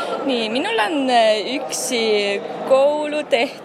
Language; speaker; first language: Finnish; non-native, learner; Estonian